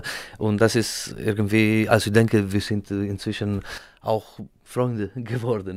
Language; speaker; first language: German; non-native, fluent; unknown